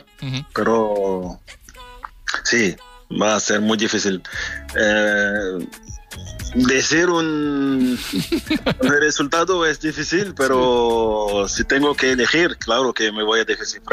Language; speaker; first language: Spanish; non-native, fluent; French